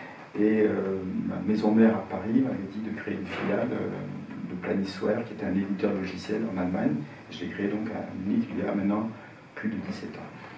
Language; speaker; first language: French; native; French